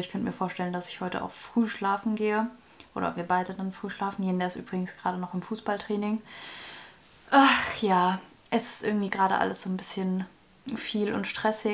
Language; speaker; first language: German; native; German